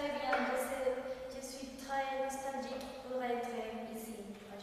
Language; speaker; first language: French; non-native, learner; Spanish